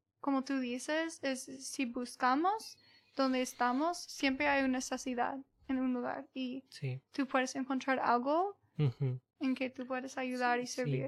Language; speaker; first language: Spanish; early bilingual, heritage; English